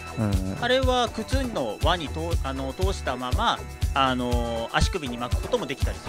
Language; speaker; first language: Japanese; native; Japanese